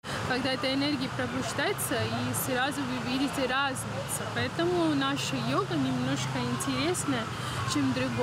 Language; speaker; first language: Russian; non-native, learner; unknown